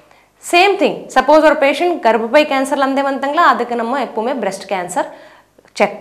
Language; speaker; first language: Tamil; non-native, fluent; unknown